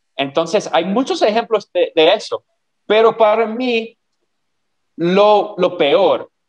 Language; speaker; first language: Spanish; non-native, fluent; English